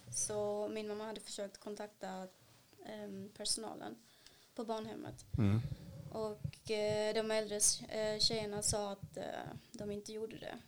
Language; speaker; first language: Swedish; early bilingual, other home language; Kannada